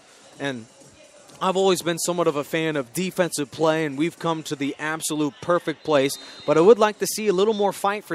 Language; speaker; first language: English; native; English